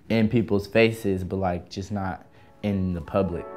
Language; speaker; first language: English; native; English